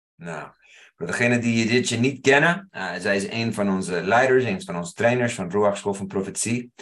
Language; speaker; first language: Dutch; non-native, fluent; English